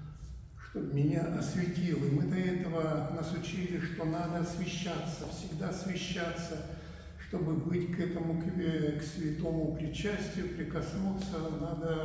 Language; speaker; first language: Russian; native; Russian